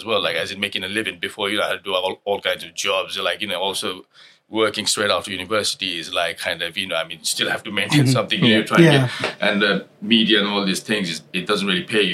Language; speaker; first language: English; non-native, local second language; Nepali